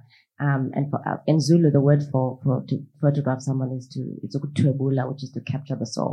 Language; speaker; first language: English; non-native, local second language; Xhosa